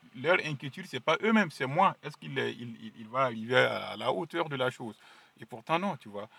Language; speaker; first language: French; non-native, local second language; Mossi